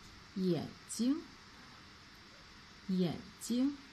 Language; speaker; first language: Chinese; native; Chinese